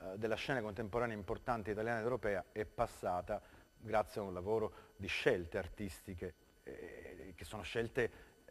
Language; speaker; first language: Italian; native; Italian